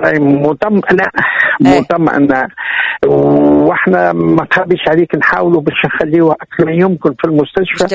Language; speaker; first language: Arabic; native; Arabic